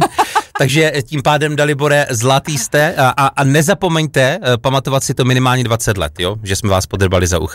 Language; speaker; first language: Czech; native; Czech